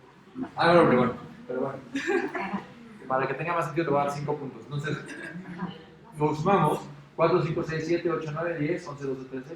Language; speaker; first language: Spanish; native; Spanish